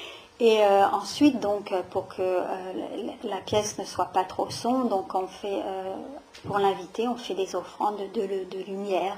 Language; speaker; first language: French; native; French